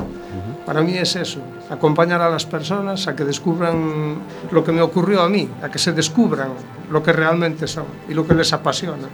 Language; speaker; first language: Spanish; native; Spanish